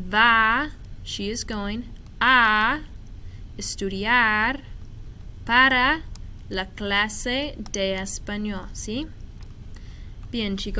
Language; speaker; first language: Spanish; non-native, fluent; English